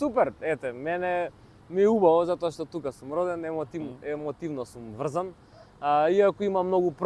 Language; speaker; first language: Macedonian; native; Macedonian